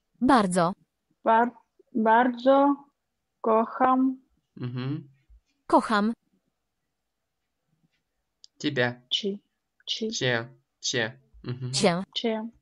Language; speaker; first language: Polish; non-native, learner; Russian